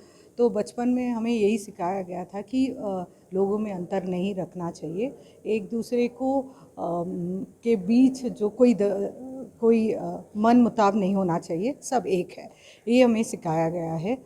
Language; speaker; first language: Hindi; non-native, local second language; Bangla